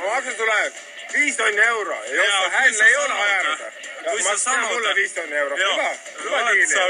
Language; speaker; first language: Finnish; non-native, learner; Estonian